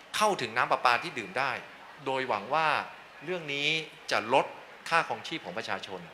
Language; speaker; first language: Thai; native; Thai